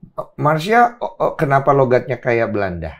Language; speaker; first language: Indonesian; native; Indonesian